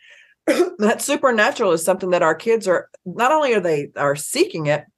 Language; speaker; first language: English; native; English